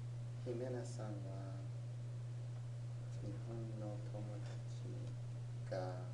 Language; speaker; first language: Japanese; non-native, learner; English